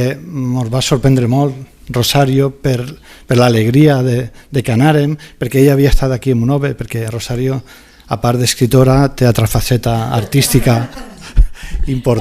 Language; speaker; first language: Catalan; native; Catalan